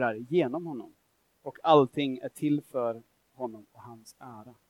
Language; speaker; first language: Swedish; non-native, fluent; English